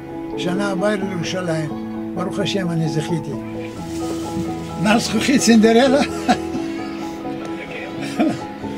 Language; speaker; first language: Hebrew; non-native, fluent; Russian